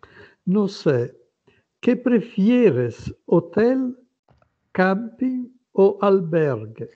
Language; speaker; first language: Spanish; non-native, learner; Italian